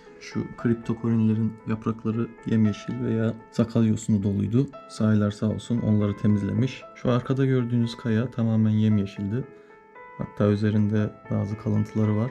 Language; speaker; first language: Turkish; native; Turkish